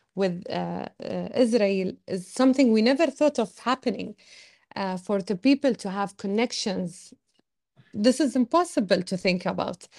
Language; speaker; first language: English; non-native, fluent; Arabic